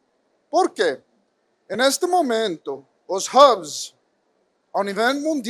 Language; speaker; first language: Portuguese; non-native, fluent; Spanish